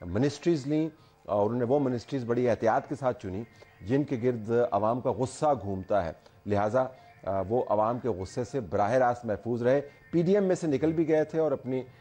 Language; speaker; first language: Urdu; native; Urdu